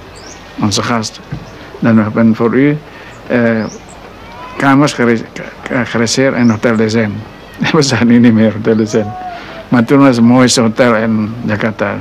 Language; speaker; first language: Dutch; non-native, local second language; Indonesian